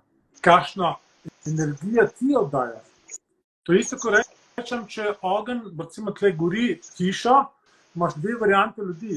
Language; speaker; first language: Slovenian; early bilingual, heritage; Slovenian